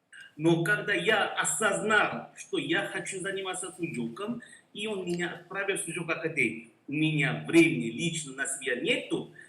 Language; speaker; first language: Russian; non-native, learner; Korean